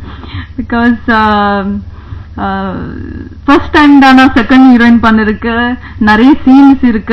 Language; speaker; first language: Tamil; non-native, learner; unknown